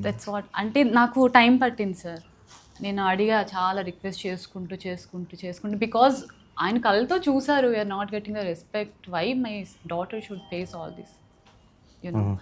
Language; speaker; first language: Telugu; native; Telugu